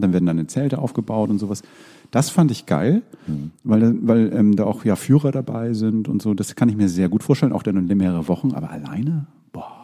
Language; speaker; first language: German; native; German